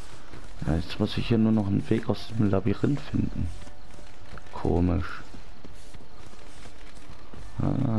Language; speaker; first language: German; native; German